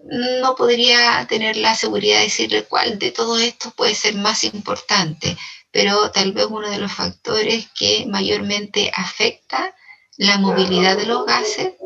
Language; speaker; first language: Spanish; native; Spanish